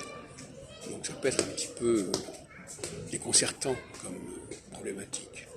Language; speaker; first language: French; native; French